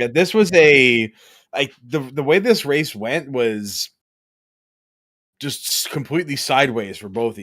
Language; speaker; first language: English; native; English